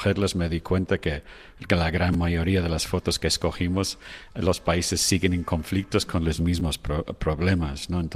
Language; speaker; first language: Spanish; non-native, fluent; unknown